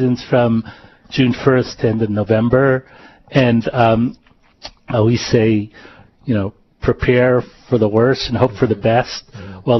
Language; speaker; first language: English; native; English